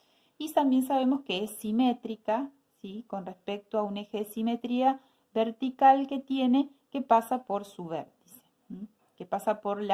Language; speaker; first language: Spanish; native; Spanish